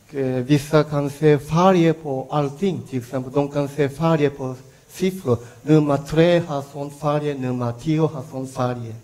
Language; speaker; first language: Swedish; non-native, learner; Japanese